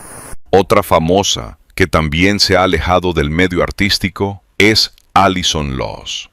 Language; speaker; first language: Spanish; native; Spanish